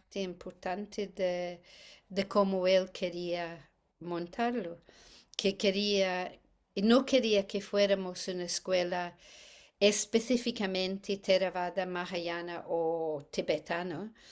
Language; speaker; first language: Spanish; non-native, fluent; English